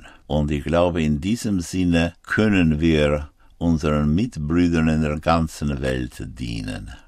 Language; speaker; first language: German; non-native, fluent; Ukrainian